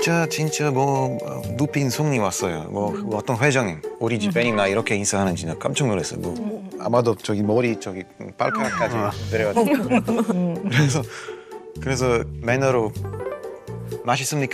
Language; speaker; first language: Korean; non-native, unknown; Bulgarian